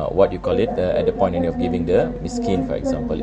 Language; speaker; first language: English; non-native, local second language; Malay